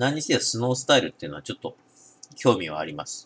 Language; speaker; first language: Japanese; native; Japanese